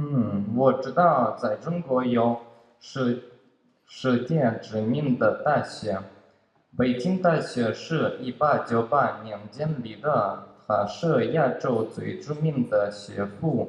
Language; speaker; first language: Chinese; non-native, learner; Russian